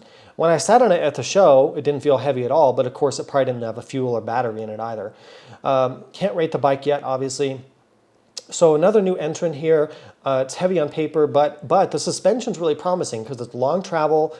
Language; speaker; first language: English; native; English